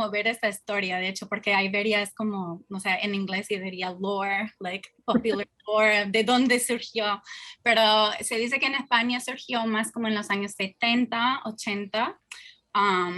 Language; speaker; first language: Spanish; non-native, fluent; English